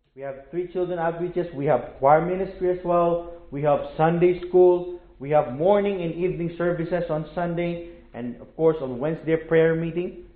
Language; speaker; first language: English; non-native, local second language; Filipino